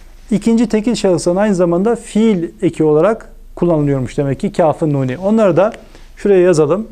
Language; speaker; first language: Turkish; native; Turkish